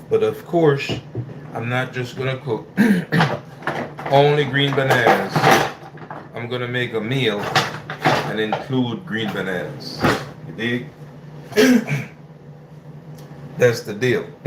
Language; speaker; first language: English; native; English